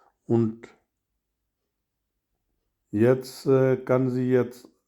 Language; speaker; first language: German; non-native, learner; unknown